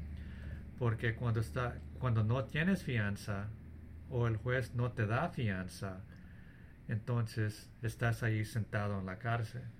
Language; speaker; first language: Spanish; early bilingual, heritage; English